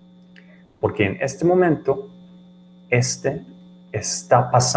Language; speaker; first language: Spanish; non-native, learner; English